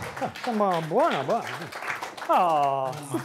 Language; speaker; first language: Italian; native; Italian